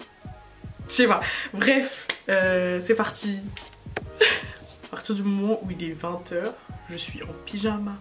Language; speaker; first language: French; native; French